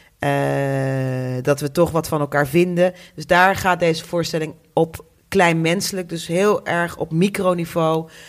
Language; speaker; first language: Dutch; native; Dutch